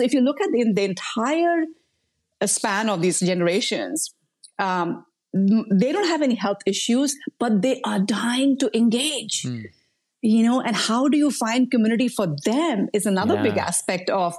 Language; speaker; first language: English; non-native, local second language; Hindi